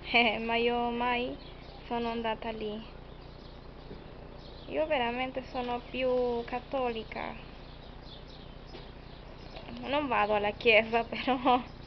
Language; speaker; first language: Italian; non-native, learner; Spanish